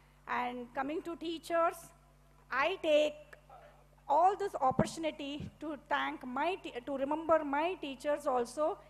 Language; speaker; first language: English; non-native, local second language; Tamil